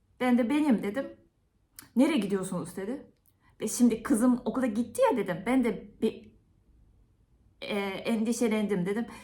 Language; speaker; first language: Turkish; non-native, fluent; Japanese